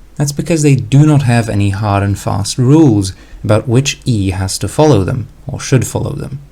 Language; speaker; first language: English; non-native, fluent; Slovak